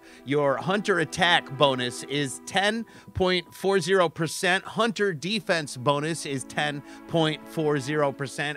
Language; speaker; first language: English; native; English